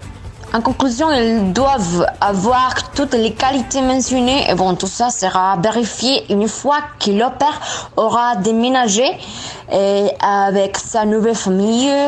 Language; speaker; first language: French; non-native, learner; Spanish